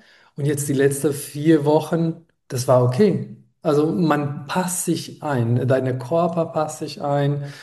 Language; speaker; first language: German; non-native, fluent; Spanish